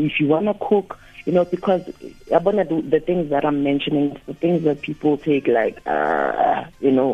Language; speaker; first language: English; non-native, local second language; Zulu